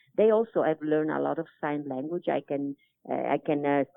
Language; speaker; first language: English; non-native, fluent; Italian